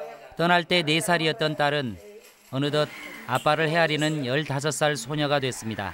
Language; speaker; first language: Korean; native; Korean